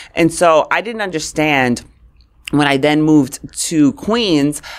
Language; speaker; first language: English; native; English